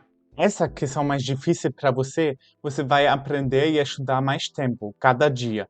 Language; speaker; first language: Portuguese; non-native, fluent; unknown